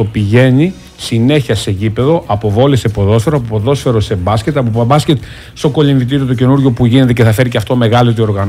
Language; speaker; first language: Greek; native; Greek